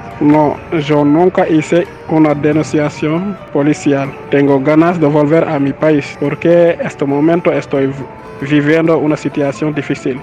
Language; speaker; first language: Spanish; non-native, learner; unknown